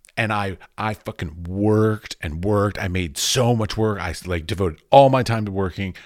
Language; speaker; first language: English; native; English